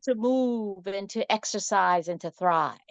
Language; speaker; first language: English; native; English